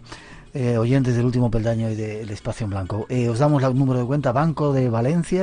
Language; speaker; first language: Spanish; native; Spanish